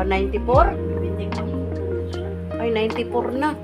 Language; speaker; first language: Filipino; non-native, local second language; Cebuano